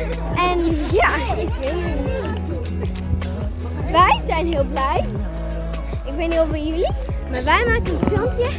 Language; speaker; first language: Dutch; non-native, learner; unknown